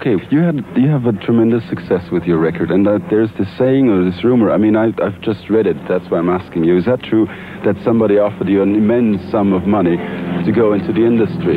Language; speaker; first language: English; non-native, fluent; German